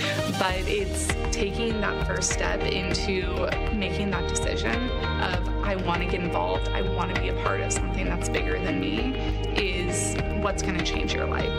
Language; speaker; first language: English; native; English